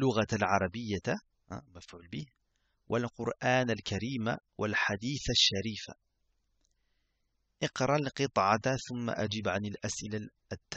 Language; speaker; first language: Arabic; non-native, fluent; French